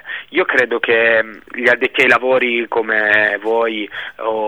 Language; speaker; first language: Italian; native; Italian